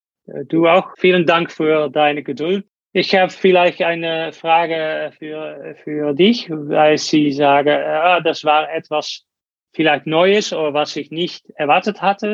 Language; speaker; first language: German; non-native, learner; Dutch